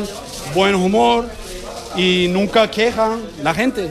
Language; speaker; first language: Spanish; non-native, learner; Turkish